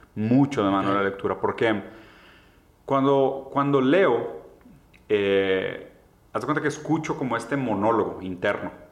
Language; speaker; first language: Spanish; early bilingual, other home language; Portuguese